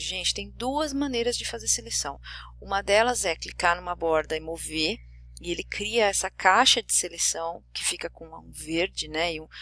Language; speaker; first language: Portuguese; native; Portuguese